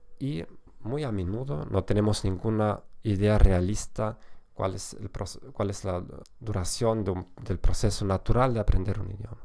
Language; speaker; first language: Spanish; non-native, fluent; German